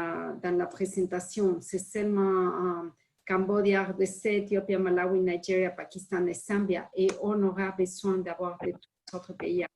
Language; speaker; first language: French; non-native, fluent; Spanish